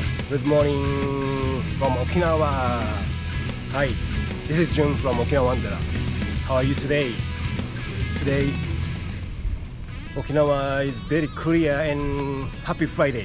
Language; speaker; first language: English; non-native, learner; Japanese